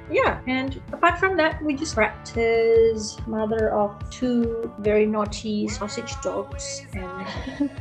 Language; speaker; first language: English; early bilingual, other home language; Indonesian